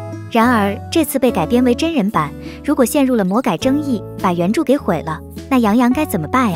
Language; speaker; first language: Chinese; native; Chinese